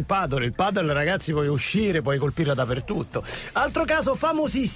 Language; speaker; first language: Italian; native; Italian